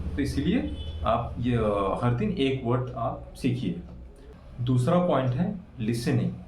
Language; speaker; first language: Hindi; non-native, local second language; Santali